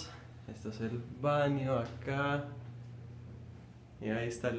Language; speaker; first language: Spanish; early bilingual, heritage; Spanish